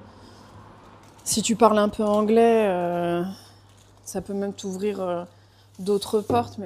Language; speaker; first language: French; native; French